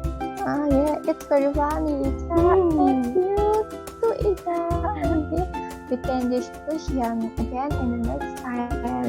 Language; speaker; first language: English; non-native, learner; Indonesian